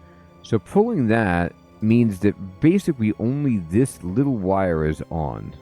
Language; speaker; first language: English; native; English